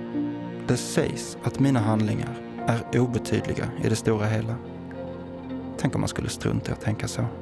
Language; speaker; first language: Swedish; native; Swedish